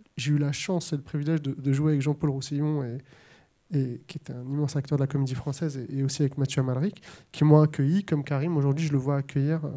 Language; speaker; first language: French; native; French